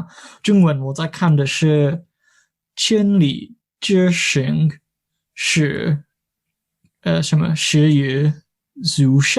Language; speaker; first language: Chinese; non-native, fluent; English